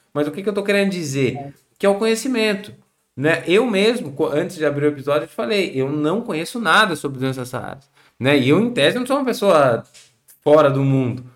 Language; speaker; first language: Portuguese; native; Portuguese